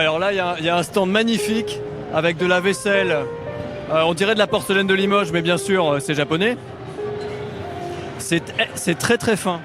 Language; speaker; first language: French; native; French